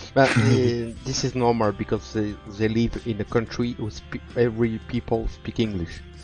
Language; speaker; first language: English; non-native, learner; French